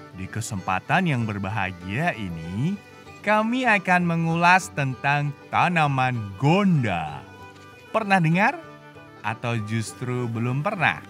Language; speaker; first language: Indonesian; native; Indonesian